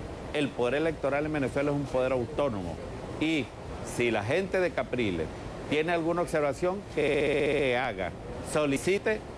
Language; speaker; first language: Spanish; native; Spanish